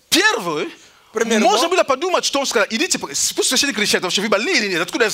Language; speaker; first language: Russian; native; Russian